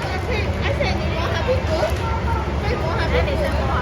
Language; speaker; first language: Chinese; native; Chinese